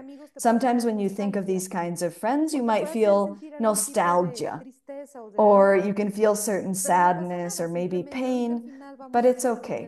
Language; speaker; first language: English; non-native, fluent; Spanish